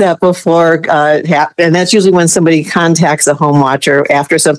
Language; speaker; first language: English; native; English